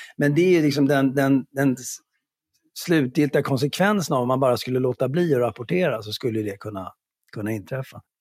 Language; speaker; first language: Swedish; native; Swedish